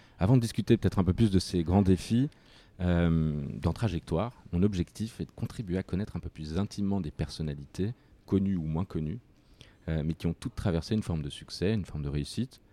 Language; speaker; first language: French; native; French